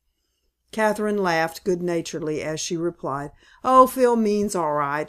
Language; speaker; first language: English; native; English